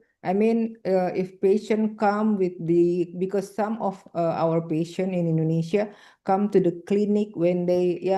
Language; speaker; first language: English; non-native, fluent; Indonesian